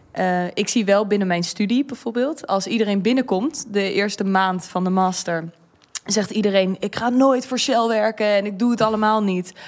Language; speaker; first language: Dutch; early bilingual, heritage; Dutch